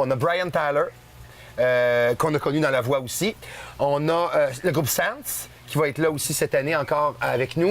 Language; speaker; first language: French; native; French